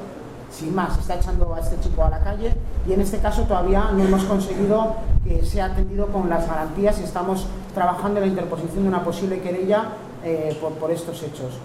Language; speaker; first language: Spanish; native; Spanish